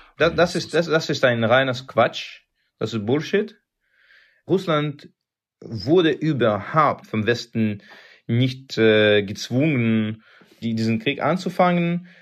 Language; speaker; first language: German; non-native, fluent; Russian